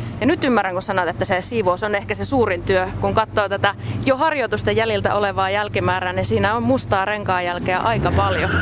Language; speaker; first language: Finnish; native; Finnish